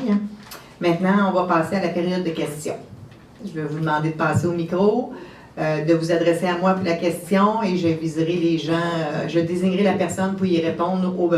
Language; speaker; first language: French; native; French